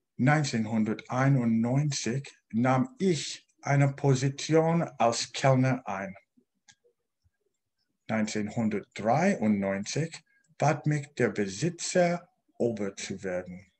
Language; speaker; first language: German; non-native, learner; English